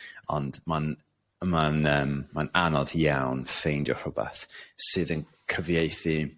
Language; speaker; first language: Welsh; non-native, local second language; English